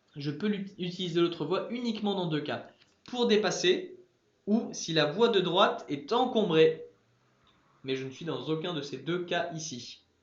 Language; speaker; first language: French; early bilingual, other home language; English